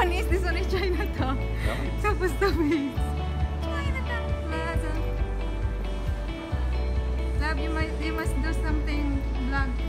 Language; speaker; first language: English; non-native, learner; Filipino